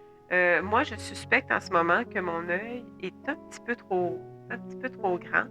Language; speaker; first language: French; native; French